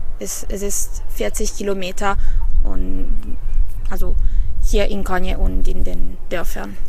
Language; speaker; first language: German; non-native, fluent; Italian